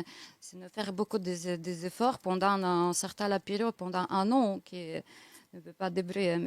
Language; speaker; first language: French; non-native, learner; Russian